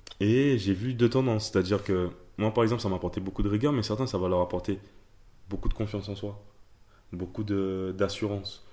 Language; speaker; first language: French; native; French